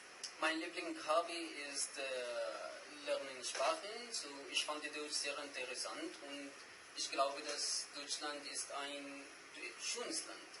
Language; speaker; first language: German; non-native, learner; Arabic